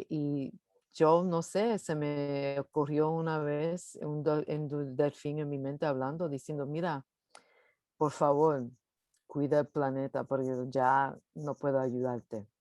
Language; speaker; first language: Spanish; early bilingual, heritage; English